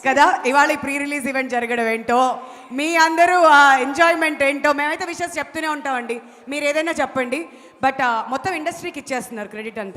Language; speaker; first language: Telugu; native; Telugu